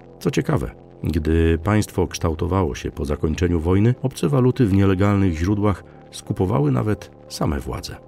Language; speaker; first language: Polish; native; Polish